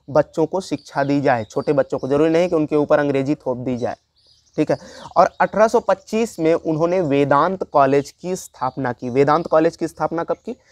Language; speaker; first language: Hindi; native; Hindi